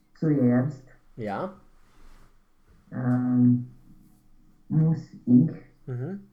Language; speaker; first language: German; non-native, learner; Romanian